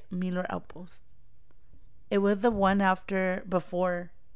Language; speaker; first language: English; early bilingual, other home language; Spanish